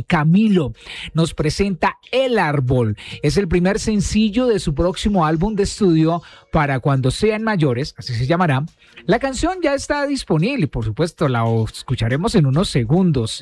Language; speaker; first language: Spanish; native; Spanish